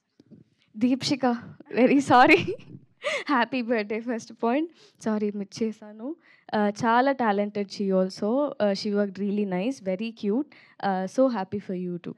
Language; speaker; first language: Telugu; non-native, local second language; Tamil